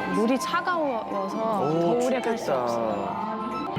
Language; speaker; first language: Korean; non-native, fluent; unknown